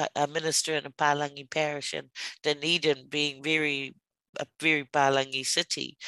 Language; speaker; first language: English; native; English